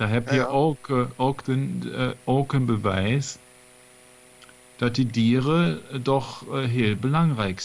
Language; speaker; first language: Dutch; non-native, learner; German